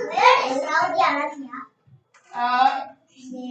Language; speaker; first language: English; non-native, learner; Korean